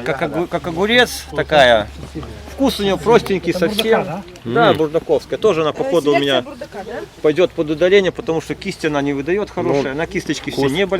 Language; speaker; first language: Russian; native; Russian